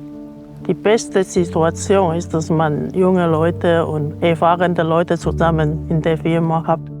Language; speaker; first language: German; non-native, learner; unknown